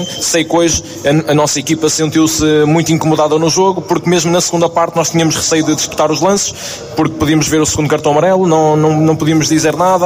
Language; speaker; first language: Portuguese; native; Portuguese